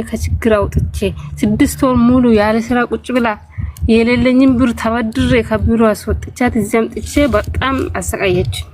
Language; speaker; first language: Amharic; non-native, local second language; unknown